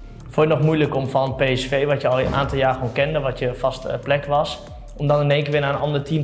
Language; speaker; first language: Dutch; native; Dutch